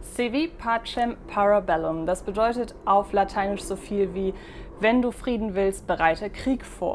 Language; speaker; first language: German; native; German